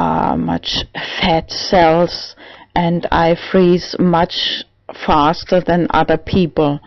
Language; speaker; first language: English; non-native, learner; German